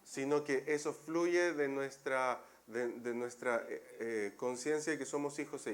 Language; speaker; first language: Spanish; native; Spanish